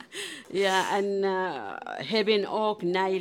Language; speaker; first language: Dutch; non-native, learner; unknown